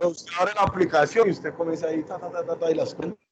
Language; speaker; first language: Spanish; native; Spanish